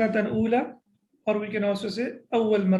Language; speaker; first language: Arabic; non-native, fluent; English